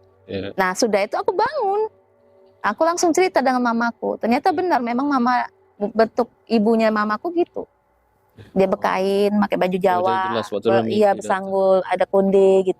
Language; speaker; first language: Indonesian; native; Indonesian